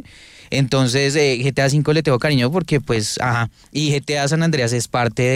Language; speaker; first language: Spanish; native; Spanish